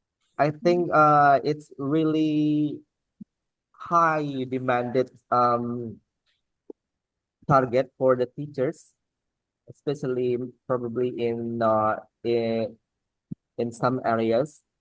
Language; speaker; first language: English; non-native, fluent; Indonesian